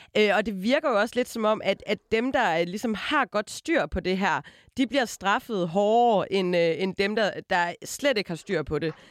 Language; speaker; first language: Danish; native; Danish